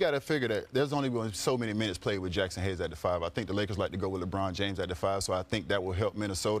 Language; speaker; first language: English; native; English